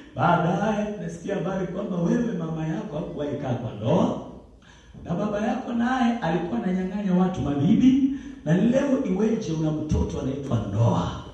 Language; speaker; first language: Swahili; non-native, local second language; Luyia